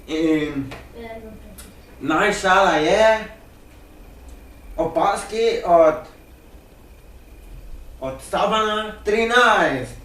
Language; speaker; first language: Slovenian; early bilingual, other home language; Polish